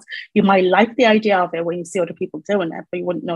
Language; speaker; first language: English; native; English